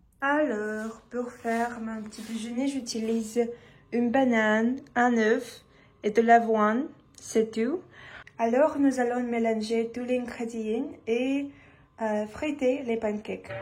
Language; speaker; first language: French; non-native, learner; Russian